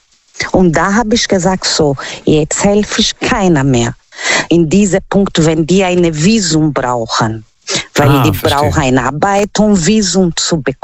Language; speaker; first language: German; non-native, learner; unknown